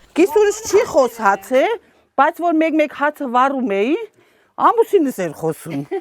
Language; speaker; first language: Armenian; native; Armenian